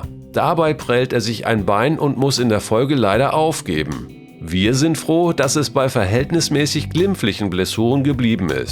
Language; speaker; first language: German; native; German